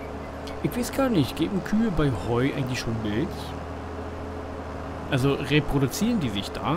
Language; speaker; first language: German; native; German